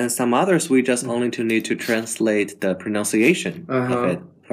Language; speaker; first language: English; non-native, fluent; Chinese